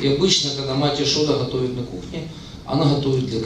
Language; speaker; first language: Russian; native; Russian